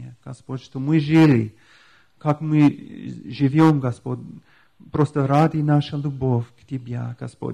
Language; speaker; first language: Russian; non-native, fluent; English